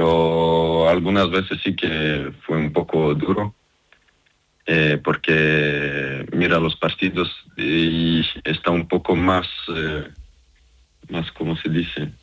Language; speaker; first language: Spanish; non-native, learner; Serbian